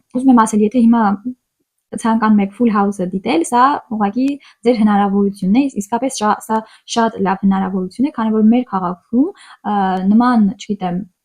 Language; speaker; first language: Armenian; native; Armenian